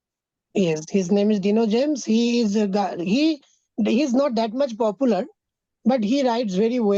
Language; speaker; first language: English; non-native, fluent; Bangla